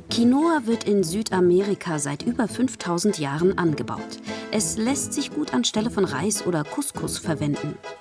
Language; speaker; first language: German; native; German